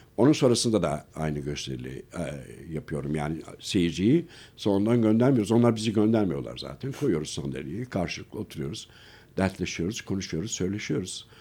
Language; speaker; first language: Turkish; native; Turkish